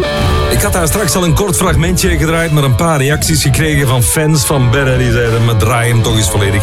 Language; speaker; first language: Dutch; native; Dutch